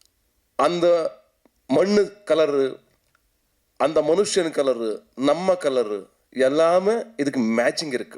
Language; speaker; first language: Tamil; non-native, learner; Kannada